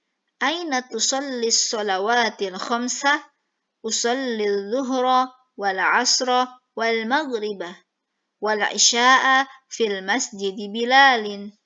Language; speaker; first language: Arabic; non-native, fluent; Indonesian